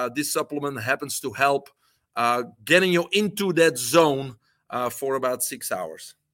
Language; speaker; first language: English; non-native, fluent; Dutch